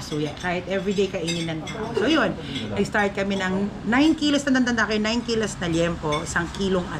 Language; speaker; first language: Filipino; native; Filipino